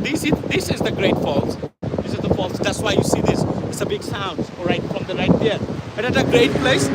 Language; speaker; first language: English; non-native, local second language; Sylheti